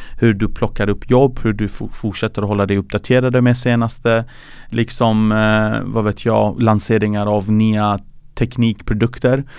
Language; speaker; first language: Swedish; early bilingual, other home language; Persian